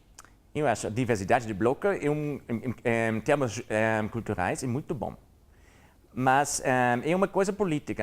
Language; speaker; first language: Portuguese; non-native, learner; German